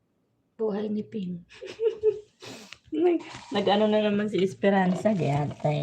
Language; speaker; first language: Filipino; non-native, local second language; Bikol